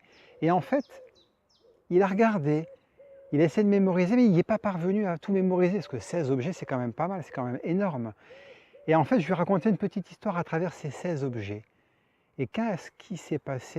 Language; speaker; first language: French; native; French